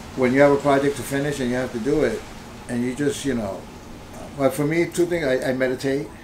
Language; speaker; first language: English; early bilingual, other home language; Spanish